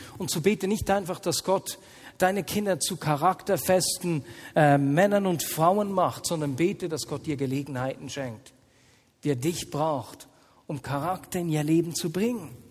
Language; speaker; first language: German; native; German